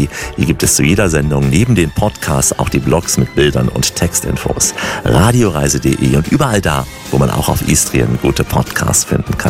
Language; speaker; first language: German; native; German